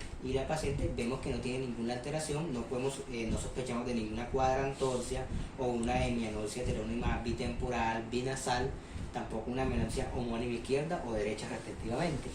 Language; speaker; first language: Spanish; native; Spanish